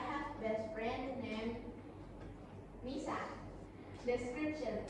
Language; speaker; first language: English; non-native, learner; Indonesian